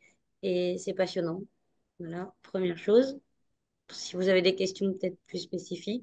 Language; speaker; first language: French; native; French